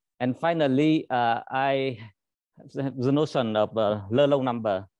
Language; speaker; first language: English; non-native, learner; Vietnamese